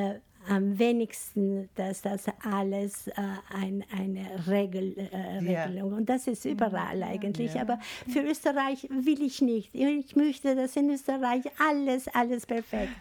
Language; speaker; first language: German; non-native, learner; Albanian